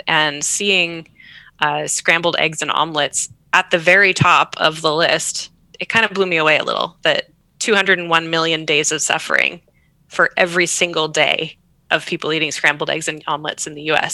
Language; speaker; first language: English; native; English